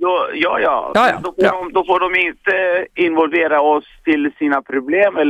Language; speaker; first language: Swedish; early bilingual, other home language; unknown